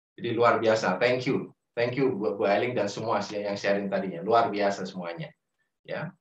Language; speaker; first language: Indonesian; native; Indonesian